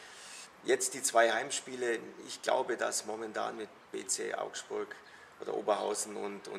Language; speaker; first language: German; native; German